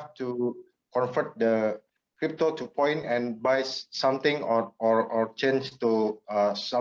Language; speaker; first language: English; non-native, learner; Indonesian